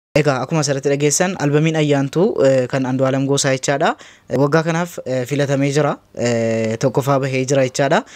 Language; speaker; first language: Oromo; native; Oromo